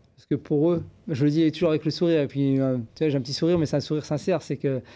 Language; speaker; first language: French; native; French